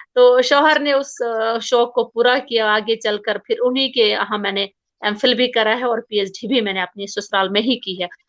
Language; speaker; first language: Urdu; non-native, local second language; Kashmiri